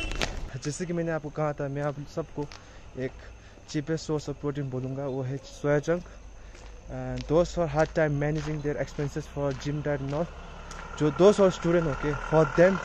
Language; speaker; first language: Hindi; non-native, local second language; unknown